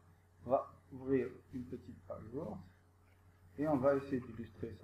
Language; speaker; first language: French; non-native, local second language; Arabic